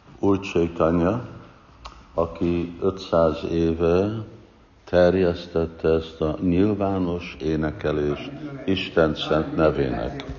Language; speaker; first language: Hungarian; non-native, fluent; English